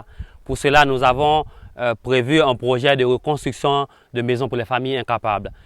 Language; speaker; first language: French; non-native, local second language; Haitian Creole